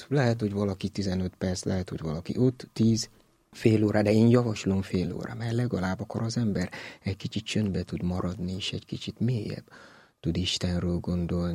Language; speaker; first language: Hungarian; non-native, learner; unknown